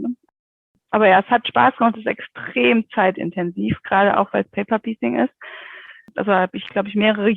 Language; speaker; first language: German; native; German